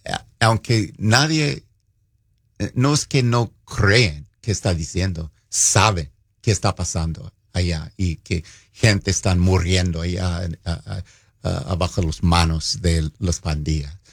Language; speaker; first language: Spanish; non-native, fluent; English